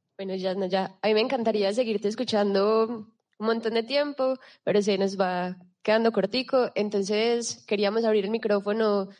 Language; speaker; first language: Spanish; native; Spanish